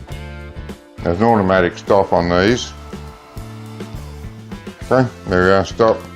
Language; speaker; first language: English; native; English